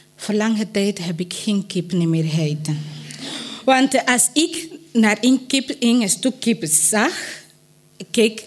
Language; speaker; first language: Dutch; non-native, learner; Spanish